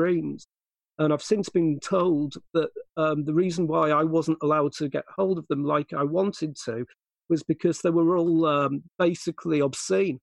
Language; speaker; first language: English; native; English